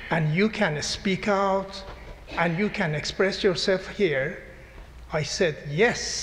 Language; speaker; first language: English; non-native, fluent; Persian